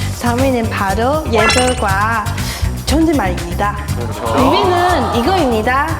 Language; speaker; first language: Korean; non-native, fluent; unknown